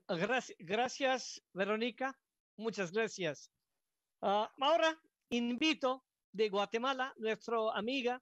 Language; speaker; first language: Spanish; non-native, learner; Bangla